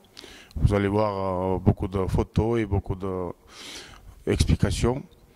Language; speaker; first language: French; non-native, fluent; Georgian